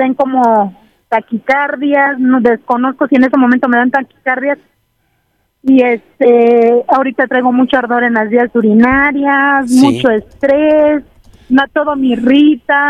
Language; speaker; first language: Spanish; native; Spanish